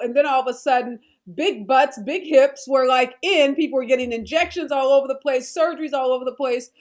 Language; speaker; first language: English; native; English